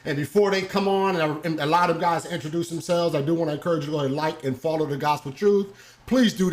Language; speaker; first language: English; native; English